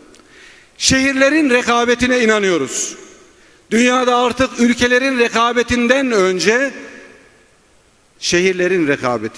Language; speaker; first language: Turkish; native; Turkish